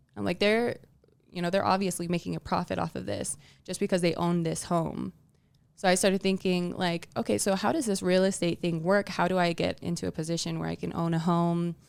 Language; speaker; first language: English; early bilingual, other home language; Tongan